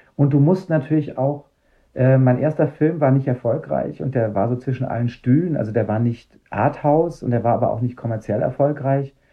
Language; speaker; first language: German; native; German